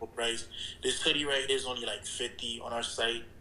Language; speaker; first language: English; early bilingual, other home language; Haitian Creole